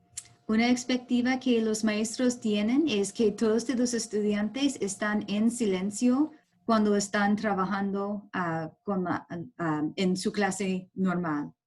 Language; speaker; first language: Spanish; non-native, learner; English